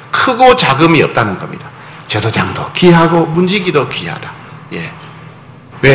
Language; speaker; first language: Korean; native; Korean